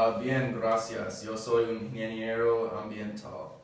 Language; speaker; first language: Spanish; non-native, learner; English